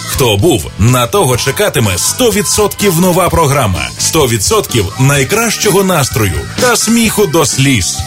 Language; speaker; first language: Ukrainian; native; Ukrainian